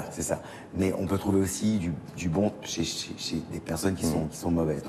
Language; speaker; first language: French; native; French